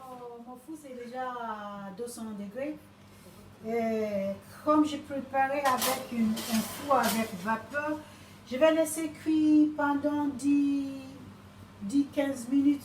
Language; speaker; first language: French; non-native, learner; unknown